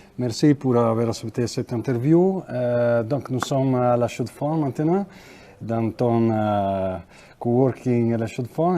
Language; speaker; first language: French; non-native, learner; Italian